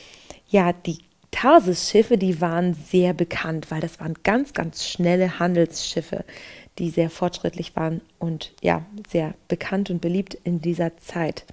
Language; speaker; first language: German; native; German